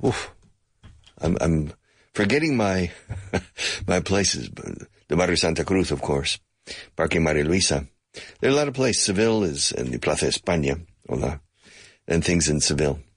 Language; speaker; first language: English; native; English